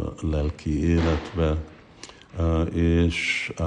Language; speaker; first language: Hungarian; early bilingual, heritage; Hungarian